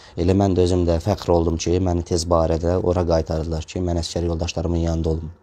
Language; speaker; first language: Azerbaijani; non-native, local second language; Russian